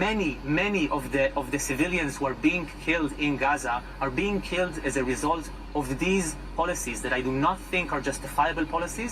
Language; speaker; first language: English; non-native, fluent; Hebrew